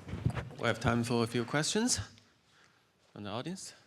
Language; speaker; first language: English; non-native, fluent; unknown